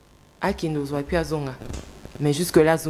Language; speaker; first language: French; non-native, local second language; Lingala